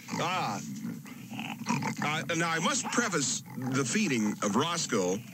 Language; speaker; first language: English; native; English